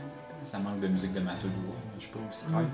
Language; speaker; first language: French; native; French